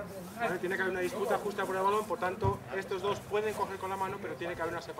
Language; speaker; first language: Spanish; native; Spanish